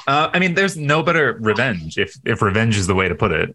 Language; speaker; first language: English; native; English